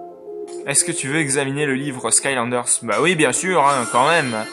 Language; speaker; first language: French; native; French